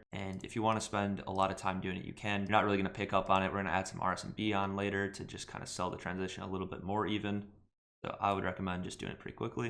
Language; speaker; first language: English; native; English